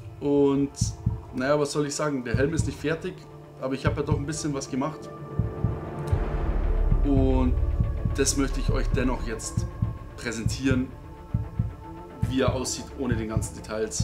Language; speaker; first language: German; native; German